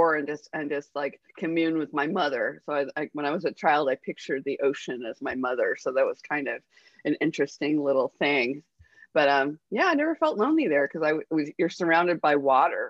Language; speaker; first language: English; native; English